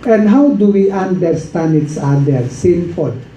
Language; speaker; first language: English; non-native, local second language; Filipino